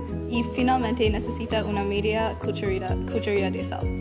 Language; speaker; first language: Spanish; non-native, learner; English